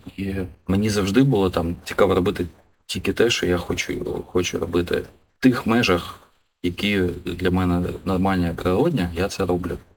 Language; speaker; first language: Ukrainian; non-native, local second language; Russian